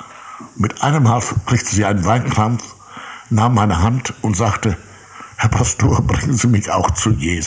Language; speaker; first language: German; native; German